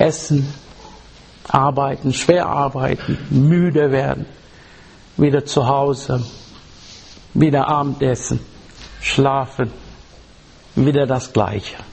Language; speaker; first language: German; non-native, learner; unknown